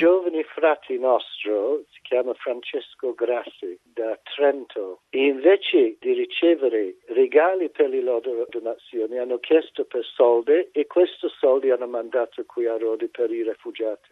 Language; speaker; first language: Italian; non-native, fluent; English